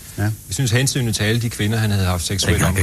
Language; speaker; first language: Danish; native; Danish